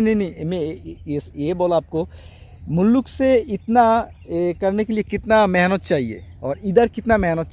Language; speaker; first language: Hindi; non-native, learner; Bangla